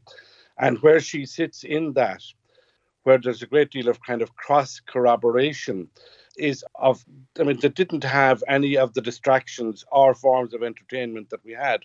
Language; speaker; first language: English; native; English